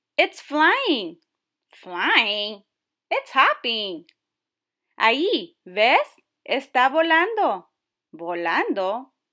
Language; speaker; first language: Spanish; early bilingual, heritage; Spanish